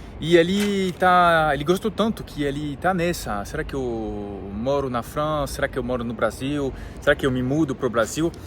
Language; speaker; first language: Portuguese; non-native, fluent; French